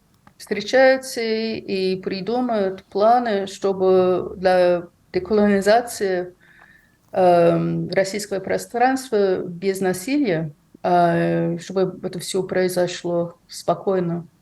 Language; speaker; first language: Russian; non-native, fluent; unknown